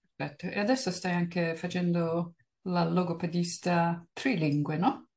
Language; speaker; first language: Italian; early bilingual, heritage; Italian